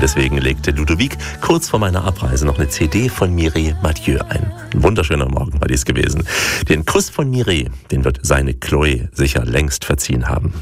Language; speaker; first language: German; native; German